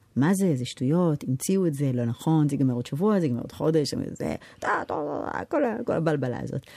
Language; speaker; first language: Hebrew; early bilingual, heritage; Hebrew